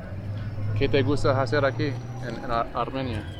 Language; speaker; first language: Spanish; non-native, learner; English